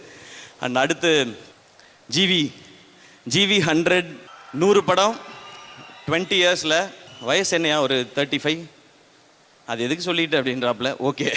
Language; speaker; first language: Tamil; native; Tamil